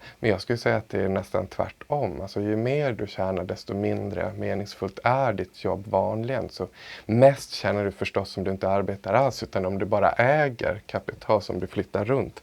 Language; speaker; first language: Swedish; native; Swedish